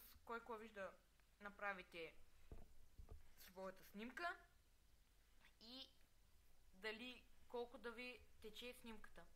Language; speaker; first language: Bulgarian; native; Bulgarian